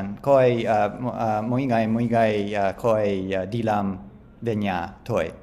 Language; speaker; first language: Vietnamese; non-native, learner; English